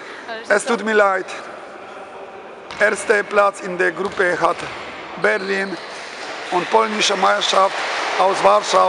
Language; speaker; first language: German; non-native, learner; Polish